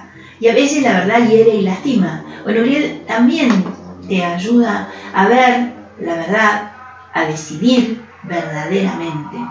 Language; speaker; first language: Spanish; native; Spanish